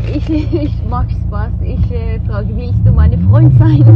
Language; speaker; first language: German; non-native, learner; English